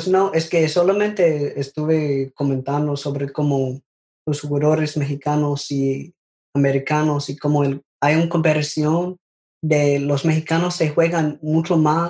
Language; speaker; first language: Spanish; non-native, learner; English